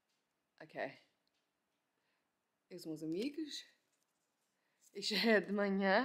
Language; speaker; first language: Portuguese; early bilingual, heritage; Portuguese